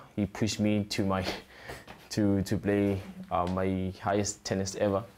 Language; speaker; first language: English; non-native, local second language; Zulu